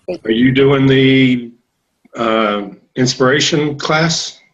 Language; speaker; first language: English; native; English